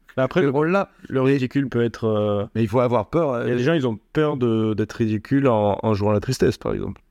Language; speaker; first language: French; native; French